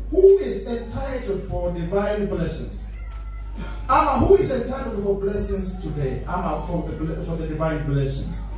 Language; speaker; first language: English; non-native, local second language; Swahili